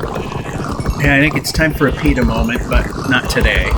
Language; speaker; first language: English; native; English